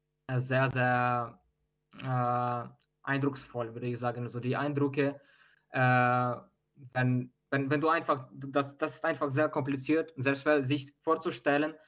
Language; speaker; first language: German; non-native, fluent; Ukrainian